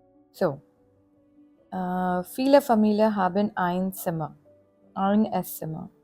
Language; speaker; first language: German; non-native, fluent; Gujarati